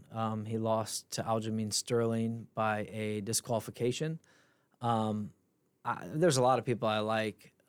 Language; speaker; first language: English; native; English